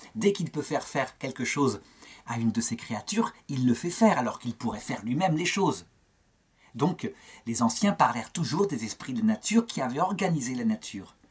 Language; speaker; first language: French; native; French